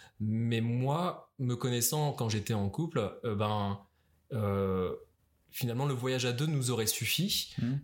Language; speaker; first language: French; native; French